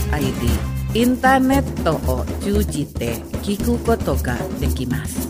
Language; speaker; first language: Japanese; non-native, fluent; Indonesian